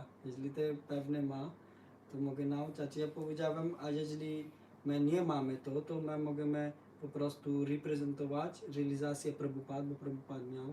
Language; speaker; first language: Polish; non-native, learner; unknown